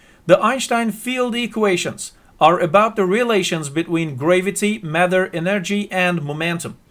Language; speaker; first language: English; non-native, fluent; Turkish